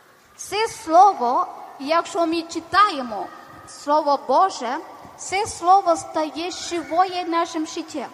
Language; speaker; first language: Ukrainian; non-native, learner; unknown